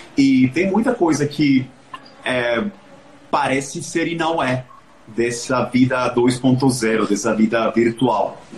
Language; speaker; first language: Portuguese; non-native, fluent; Spanish